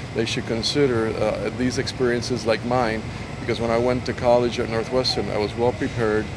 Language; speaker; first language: English; non-native, local second language; Spanish